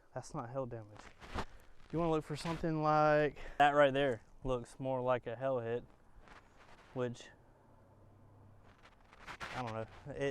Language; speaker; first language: English; native; English